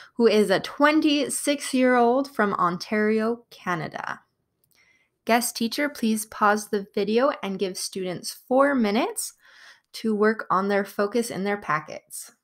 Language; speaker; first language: English; native; English